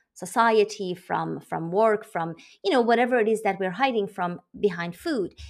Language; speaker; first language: English; non-native, fluent; Persian